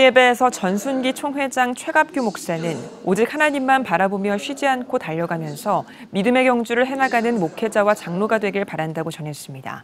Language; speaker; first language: Korean; native; Korean